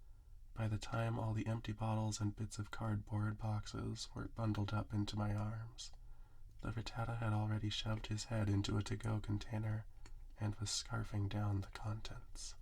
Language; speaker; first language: English; native; English